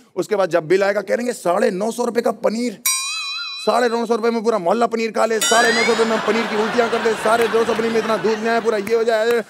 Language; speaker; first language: Hindi; native; Hindi